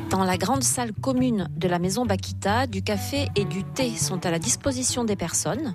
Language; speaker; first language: French; native; French